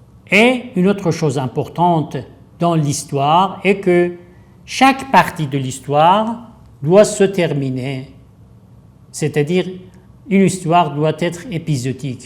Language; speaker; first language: French; non-native, fluent; Persian